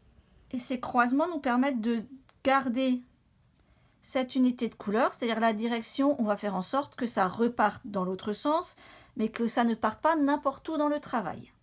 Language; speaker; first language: French; native; French